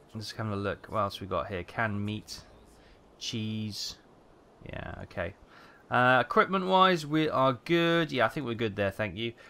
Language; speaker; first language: English; native; English